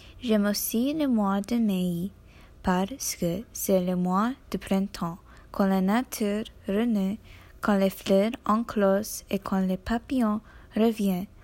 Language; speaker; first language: French; non-native, learner; English